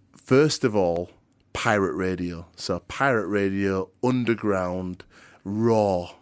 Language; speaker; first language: English; native; English